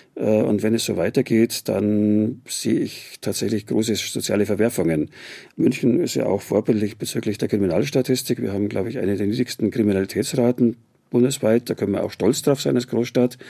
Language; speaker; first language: German; native; German